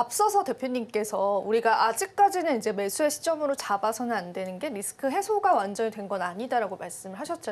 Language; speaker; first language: Korean; native; Korean